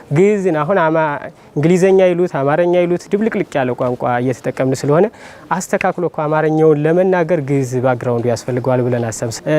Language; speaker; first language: Amharic; native; Amharic